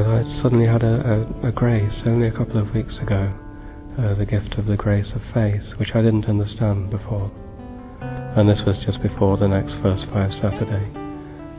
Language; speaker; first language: English; native; English